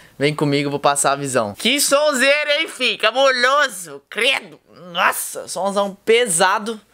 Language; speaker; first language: Portuguese; native; Portuguese